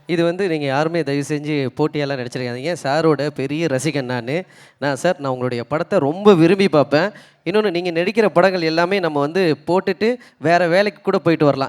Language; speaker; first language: Tamil; native; Tamil